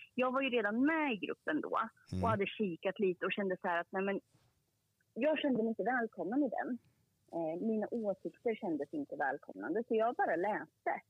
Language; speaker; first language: Swedish; early bilingual, other home language; Korean